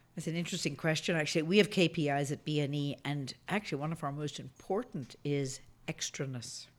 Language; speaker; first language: English; native; English